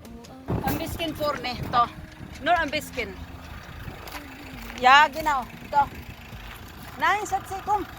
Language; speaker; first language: German; non-native, learner; Cebuano